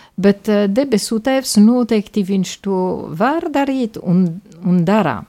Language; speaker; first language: Latvian; non-native, fluent; Polish